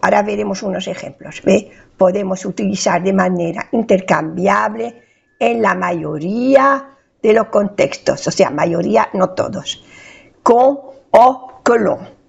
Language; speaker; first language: Spanish; non-native, fluent; French